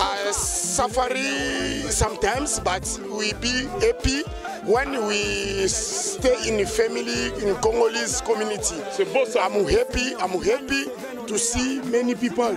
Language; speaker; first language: English; non-native, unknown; Lingala